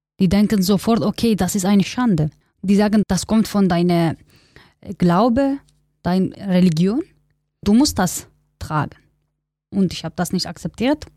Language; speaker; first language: German; non-native, learner; Kurdish